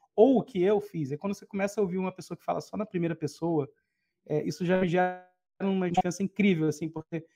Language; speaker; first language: Portuguese; native; Portuguese